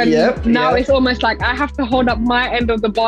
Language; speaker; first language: English; native; English